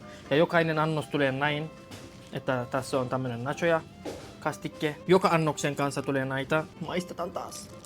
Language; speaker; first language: Finnish; non-native, learner; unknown